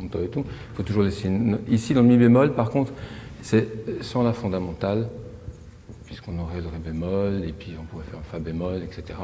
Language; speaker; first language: French; native; French